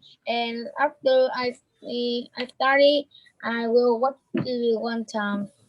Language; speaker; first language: English; non-native, learner; Vietnamese